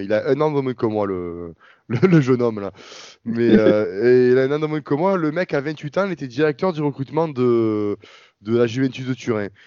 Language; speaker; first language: French; native; French